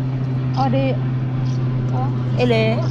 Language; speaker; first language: Swedish; non-native, learner; Thai